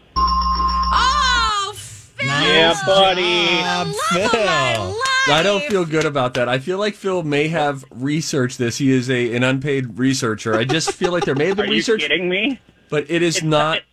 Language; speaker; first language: English; native; English